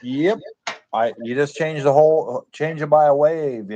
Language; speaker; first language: English; native; English